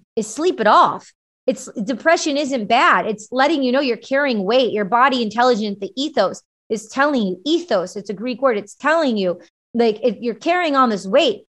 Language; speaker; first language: English; native; English